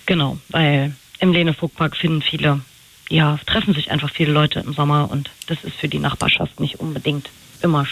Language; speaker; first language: German; native; German